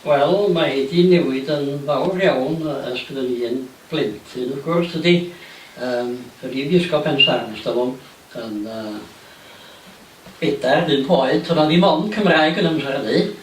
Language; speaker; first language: Welsh; native; Welsh